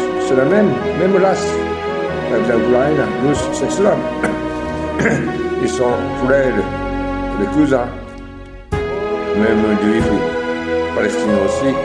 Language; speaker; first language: French; non-native, learner; Japanese